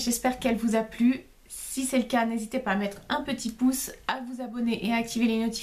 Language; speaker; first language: French; native; French